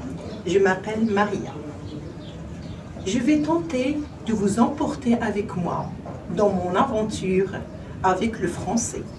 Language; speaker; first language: French; non-native, learner; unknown